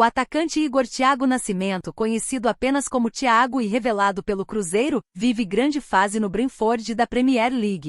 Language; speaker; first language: Portuguese; native; Portuguese